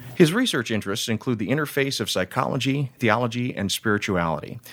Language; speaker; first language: English; native; English